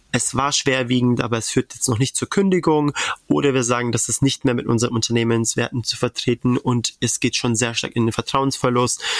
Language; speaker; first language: German; native; German